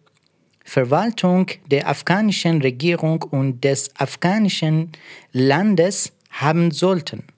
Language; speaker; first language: German; non-native, fluent; Persian